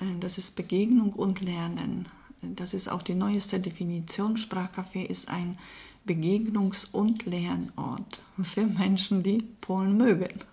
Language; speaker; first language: German; non-native, fluent; Polish